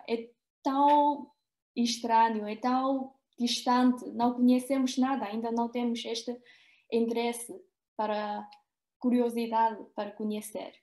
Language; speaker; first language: Portuguese; non-native, fluent; Chinese